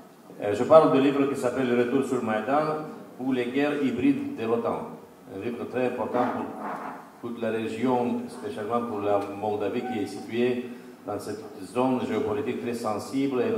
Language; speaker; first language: French; non-native, fluent; Romanian